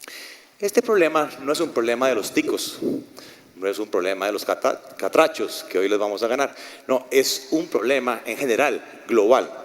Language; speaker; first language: Spanish; native; Spanish